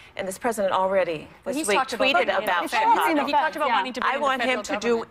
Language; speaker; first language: English; native; English